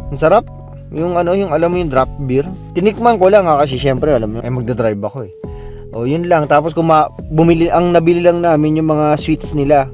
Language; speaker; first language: Filipino; native; Filipino